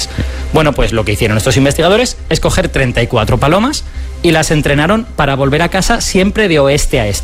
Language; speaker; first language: Spanish; native; Spanish